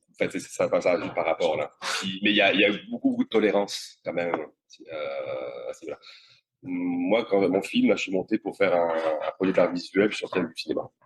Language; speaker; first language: French; native; French